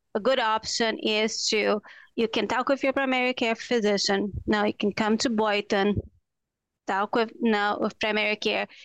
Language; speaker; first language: English; non-native, fluent; Portuguese